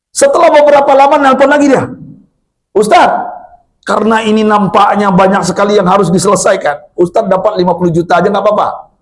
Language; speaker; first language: Indonesian; non-native, local second language; Minangkabau